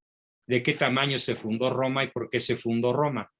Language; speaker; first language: Spanish; native; Spanish